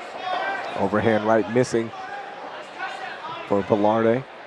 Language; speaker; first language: English; native; English